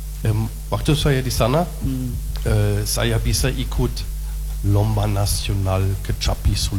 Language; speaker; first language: Indonesian; non-native, learner; German